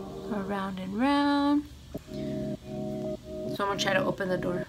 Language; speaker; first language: English; early bilingual, other home language; Spanish